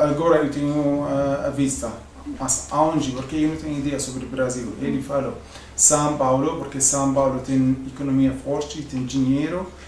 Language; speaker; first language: Portuguese; non-native, learner; Arabic